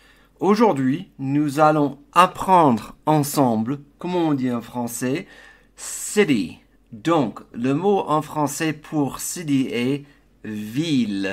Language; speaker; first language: French; non-native, fluent; English